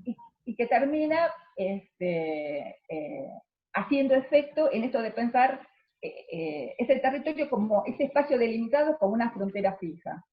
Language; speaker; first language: Spanish; native; Spanish